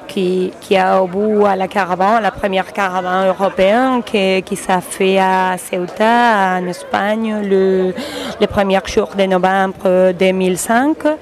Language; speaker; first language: French; non-native, learner; Spanish